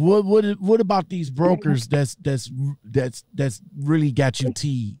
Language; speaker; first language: English; native; English